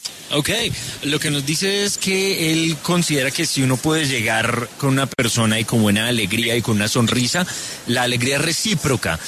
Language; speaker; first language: Spanish; native; Spanish